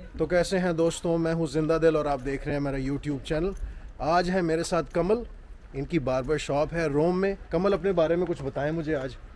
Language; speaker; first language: Hindi; non-native, local second language; Punjabi